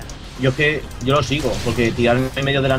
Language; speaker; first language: Spanish; native; Spanish